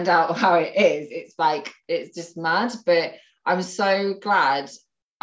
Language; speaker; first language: English; native; English